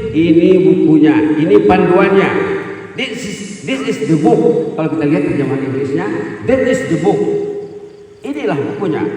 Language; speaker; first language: Indonesian; non-native, local second language; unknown